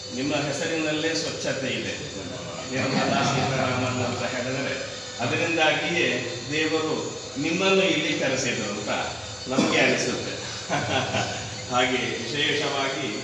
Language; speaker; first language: Kannada; non-native, local second language; Tulu